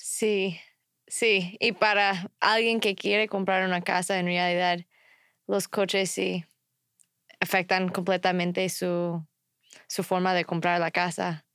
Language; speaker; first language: Spanish; non-native, fluent; English